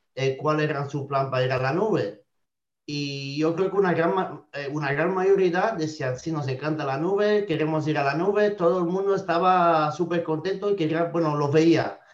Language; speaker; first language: Spanish; non-native, fluent; French